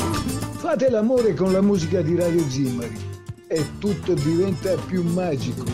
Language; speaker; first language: Italian; native; Italian